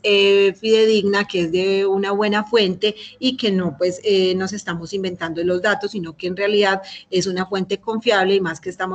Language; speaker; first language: Spanish; native; Spanish